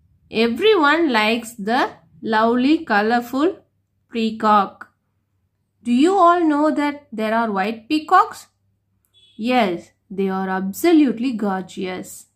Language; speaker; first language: English; non-native, local second language; Tamil